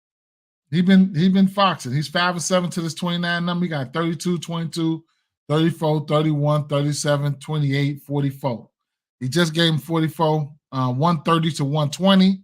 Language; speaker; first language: English; native; English